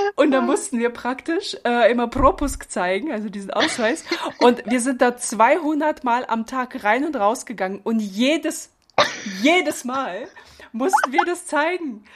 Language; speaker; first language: German; early bilingual, other home language; Russian